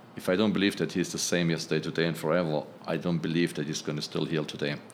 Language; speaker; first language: English; non-native, fluent; German